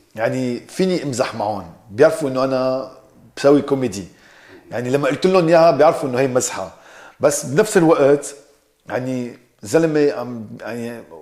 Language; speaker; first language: Arabic; early bilingual, heritage; Arabic